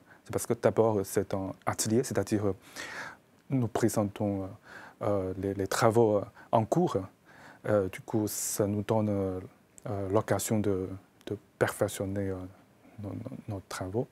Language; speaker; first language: French; non-native, fluent; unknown